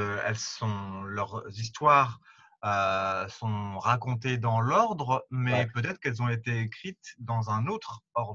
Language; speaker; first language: French; native; French